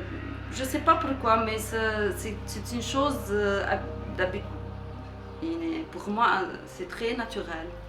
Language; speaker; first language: French; non-native, local second language; Arabic